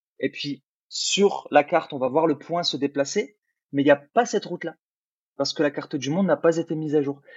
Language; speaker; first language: French; early bilingual, other home language; Arabic